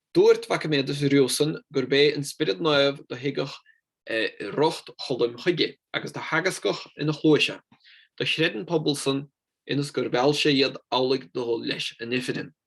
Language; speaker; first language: Irish; non-native, fluent; Italian